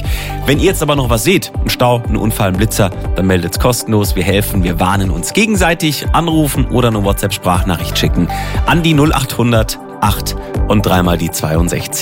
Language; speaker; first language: German; native; German